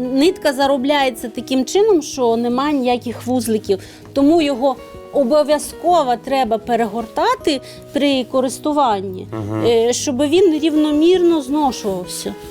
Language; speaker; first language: Ukrainian; non-native, local second language; Russian